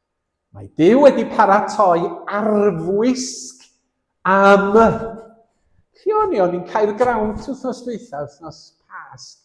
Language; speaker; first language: Welsh; native; Welsh